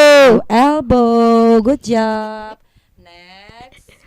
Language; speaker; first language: English; non-native, learner; Indonesian